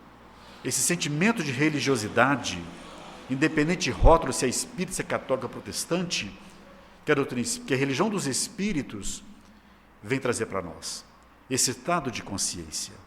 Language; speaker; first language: Portuguese; native; Portuguese